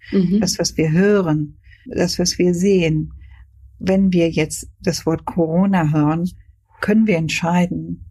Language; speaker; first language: German; non-native, fluent; Hungarian